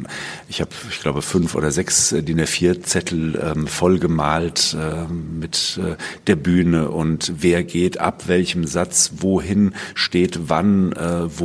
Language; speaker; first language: German; native; German